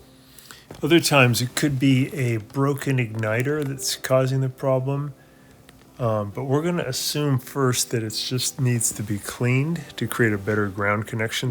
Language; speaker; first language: English; native; English